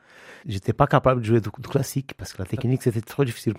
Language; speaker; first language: French; non-native, fluent; Portuguese